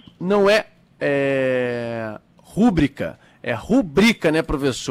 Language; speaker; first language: Portuguese; native; Portuguese